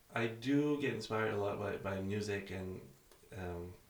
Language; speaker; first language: English; non-native, fluent; Greek